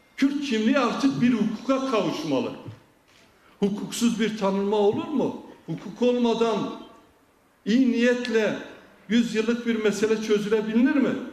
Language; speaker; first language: Turkish; non-native, local second language; Kurdish